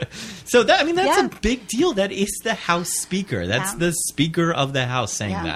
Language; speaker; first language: English; native; English